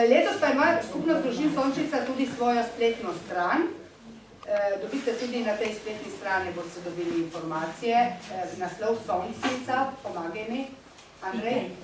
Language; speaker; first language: Slovenian; native; Slovenian